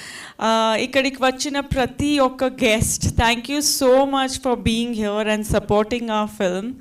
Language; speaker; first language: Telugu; non-native, local second language; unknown